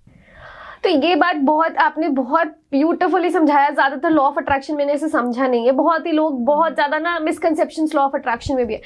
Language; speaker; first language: Hindi; native; Hindi